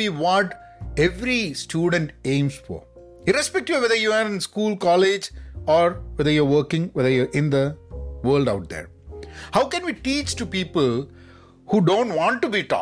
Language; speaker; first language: English; non-native, local second language; Malayalam